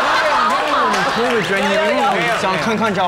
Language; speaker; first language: Chinese; non-native, learner; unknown